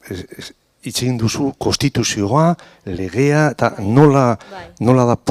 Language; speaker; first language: Basque; non-native, local second language; Spanish